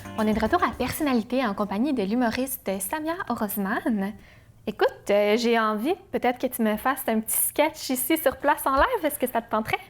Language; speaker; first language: French; native; French